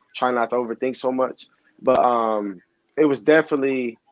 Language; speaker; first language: English; native; English